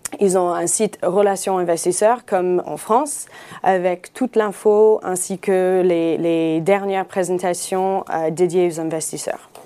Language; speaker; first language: French; non-native, fluent; English